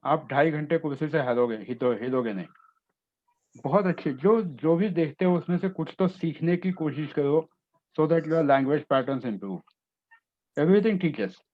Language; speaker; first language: Hindi; non-native, local second language; Marathi